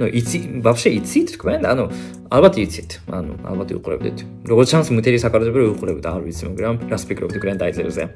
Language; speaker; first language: Georgian; non-native, fluent; Japanese